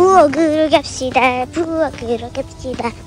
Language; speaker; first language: Korean; early bilingual, other home language; Tibetan